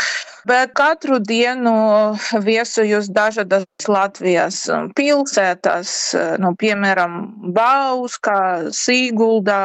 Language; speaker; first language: Latvian; non-native, learner; Ukrainian